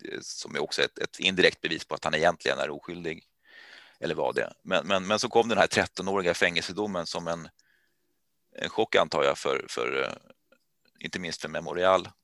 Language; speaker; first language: Swedish; native; Swedish